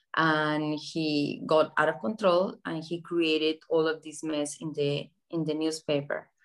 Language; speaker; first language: English; non-native, fluent; Spanish